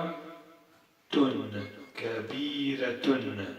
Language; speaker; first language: Arabic; non-native, fluent; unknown